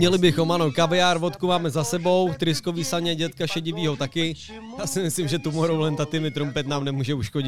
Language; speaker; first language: Czech; native; Czech